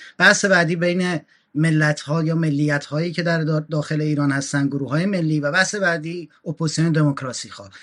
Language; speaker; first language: Persian; non-native, local second language; Kurdish